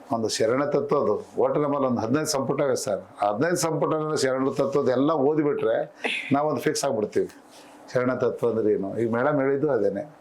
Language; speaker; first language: Kannada; native; Kannada